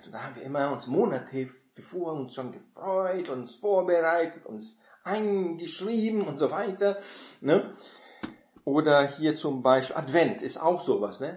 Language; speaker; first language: German; non-native, fluent; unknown